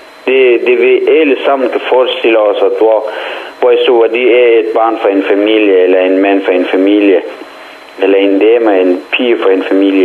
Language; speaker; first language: Danish; non-native, fluent; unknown